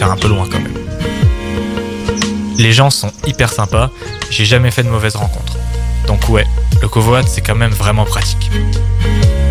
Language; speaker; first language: French; native; French